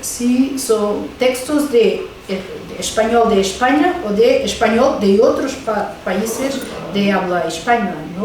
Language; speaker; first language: Spanish; non-native, fluent; Portuguese